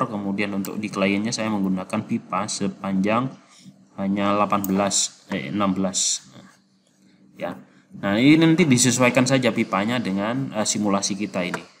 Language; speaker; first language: Indonesian; native; Indonesian